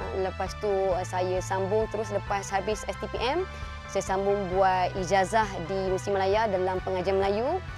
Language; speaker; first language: Malay; native; Malay